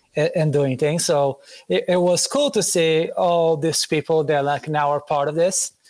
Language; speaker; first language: English; non-native, fluent; Portuguese